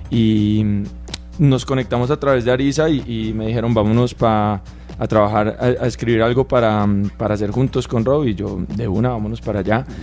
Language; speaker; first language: Spanish; native; Spanish